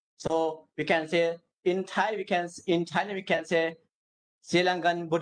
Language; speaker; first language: English; non-native, learner; Burmese